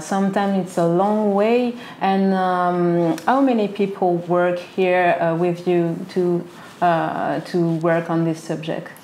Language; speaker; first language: English; non-native, fluent; French